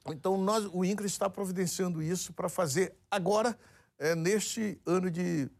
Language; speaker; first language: Portuguese; native; Portuguese